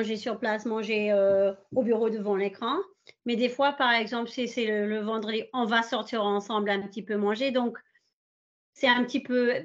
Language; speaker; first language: French; non-native, fluent; English